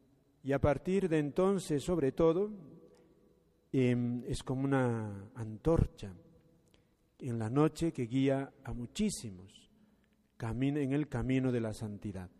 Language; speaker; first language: Spanish; native; Spanish